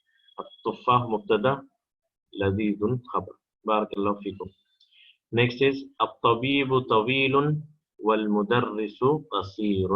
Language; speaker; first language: Arabic; non-native, fluent; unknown